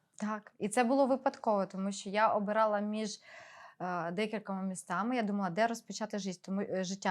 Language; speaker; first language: Ukrainian; non-native, local second language; Russian